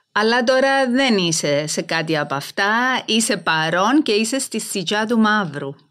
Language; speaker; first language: Greek; native; Greek